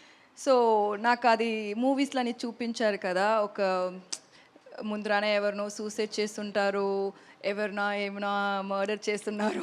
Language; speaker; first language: Telugu; non-native, learner; Tamil